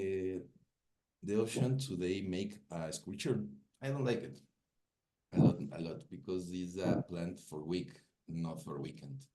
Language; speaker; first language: English; non-native, learner; Spanish